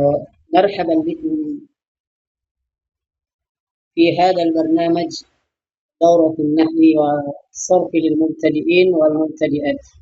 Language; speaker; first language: Arabic; non-native, fluent; Indonesian